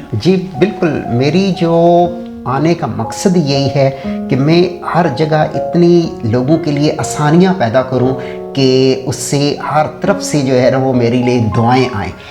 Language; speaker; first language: Urdu; non-native, local second language; Pahari-Potwari